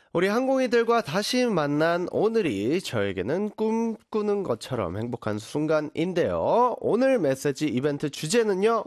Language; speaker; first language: Korean; native; Korean